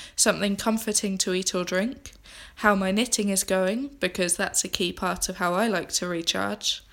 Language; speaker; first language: English; native; English